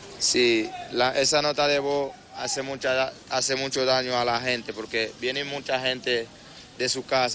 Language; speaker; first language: Spanish; non-native, learner; Haitian Creole